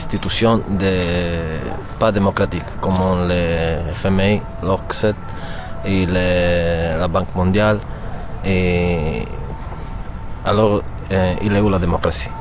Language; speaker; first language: French; non-native, learner; Italian